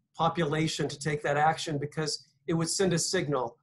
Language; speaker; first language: English; native; English